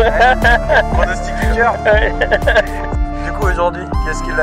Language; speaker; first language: French; native; French